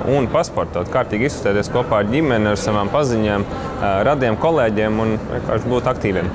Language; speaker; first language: Latvian; native; Latvian